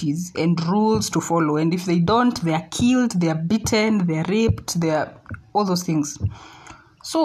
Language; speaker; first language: English; non-native, local second language; Swahili